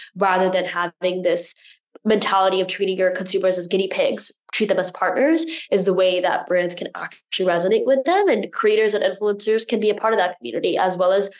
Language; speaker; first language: English; early bilingual, other home language; Urdu